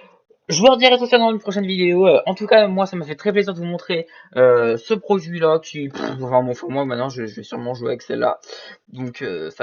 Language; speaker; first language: French; native; French